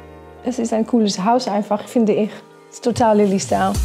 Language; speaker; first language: German; non-native, fluent; Dutch